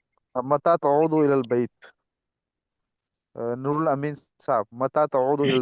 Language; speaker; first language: Arabic; non-native, fluent; Urdu